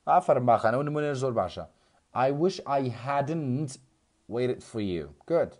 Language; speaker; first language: English; non-native, fluent; Central Kurdish